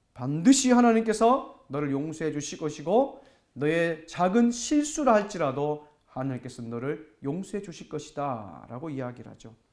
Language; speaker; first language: Korean; native; Korean